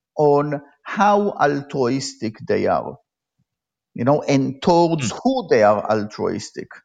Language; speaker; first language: English; non-native, fluent; Hebrew